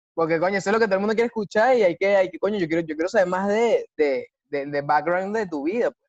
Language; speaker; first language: Spanish; native; Spanish